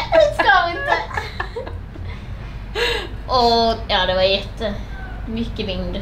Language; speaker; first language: Swedish; native; Swedish